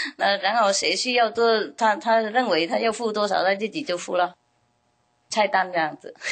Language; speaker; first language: Chinese; non-native, fluent; Vietnamese